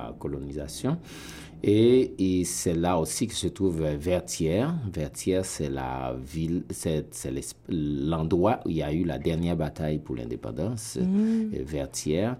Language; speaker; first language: French; non-native, local second language; Haitian Creole